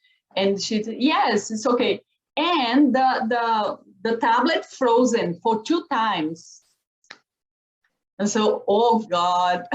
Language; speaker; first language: English; non-native, learner; Portuguese